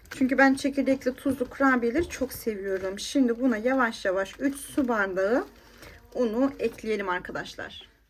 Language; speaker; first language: Turkish; native; Turkish